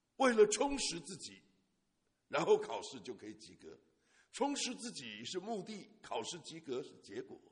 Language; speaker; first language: Chinese; native; Chinese